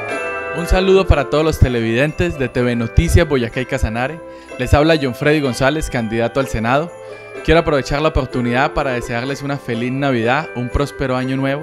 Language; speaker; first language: Spanish; native; Spanish